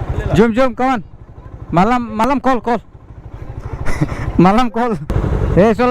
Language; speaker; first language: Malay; non-native, learner; Bangla